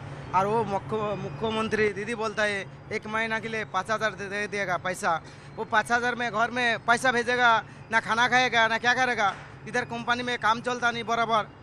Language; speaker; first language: Hindi; non-native, local second language; Bangla